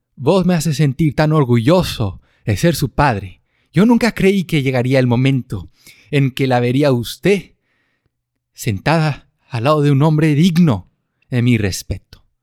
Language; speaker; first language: Spanish; native; Spanish